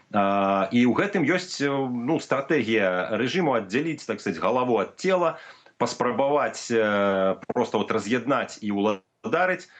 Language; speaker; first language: Belarusian; native; Belarusian